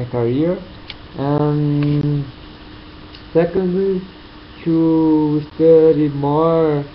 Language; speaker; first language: English; non-native, learner; Portuguese